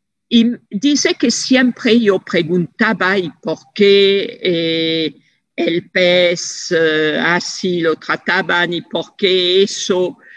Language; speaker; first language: Spanish; non-native, fluent; French